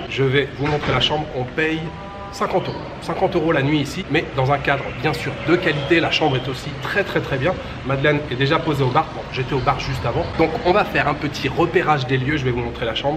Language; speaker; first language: French; native; French